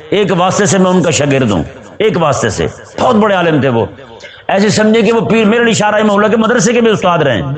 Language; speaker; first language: Urdu; non-native, local second language; Punjabi